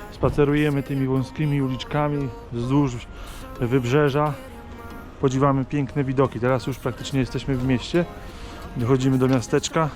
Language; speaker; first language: Polish; native; Polish